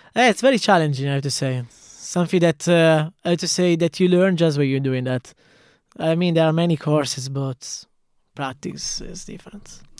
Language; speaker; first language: English; non-native, fluent; Italian